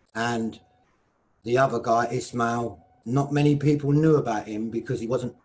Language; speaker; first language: English; native; English